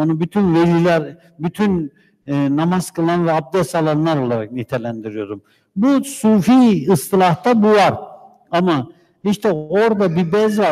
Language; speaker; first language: Turkish; native; Turkish